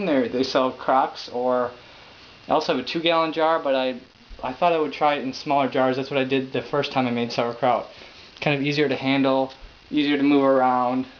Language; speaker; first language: English; native; English